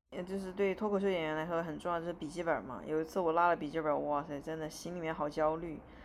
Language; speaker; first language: Chinese; native; Chinese